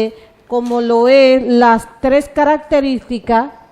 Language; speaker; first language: Spanish; native; Spanish